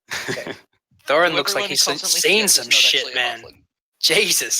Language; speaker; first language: English; native; English